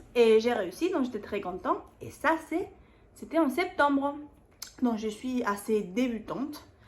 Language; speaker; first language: French; non-native, fluent; Spanish